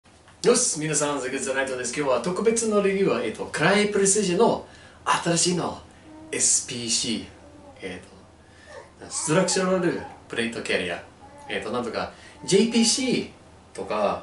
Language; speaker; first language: Japanese; non-native, learner; English